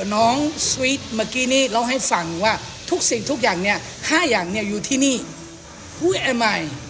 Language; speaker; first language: Thai; early bilingual, other home language; Hindi